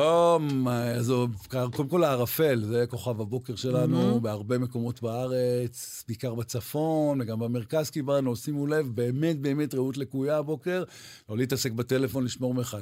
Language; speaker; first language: Hebrew; native; Hebrew